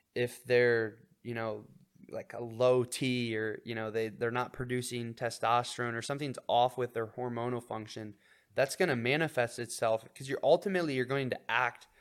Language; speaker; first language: English; native; English